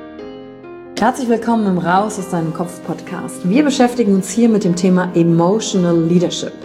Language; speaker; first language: German; native; German